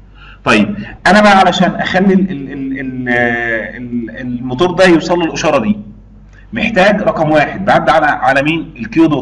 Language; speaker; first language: Arabic; native; Arabic